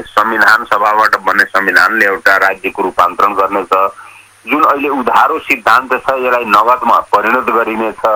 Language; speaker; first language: Nepali; non-native, local second language; Awadhi